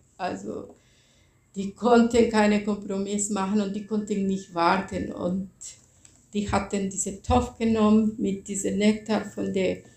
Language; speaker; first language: German; non-native, fluent; Spanish